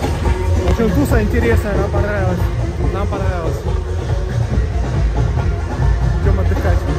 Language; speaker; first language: Russian; native; Russian